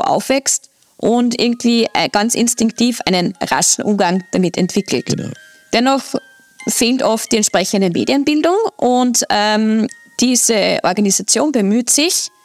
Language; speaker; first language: German; native; German